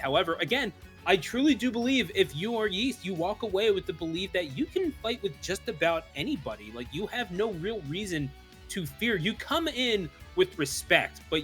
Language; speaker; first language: English; native; English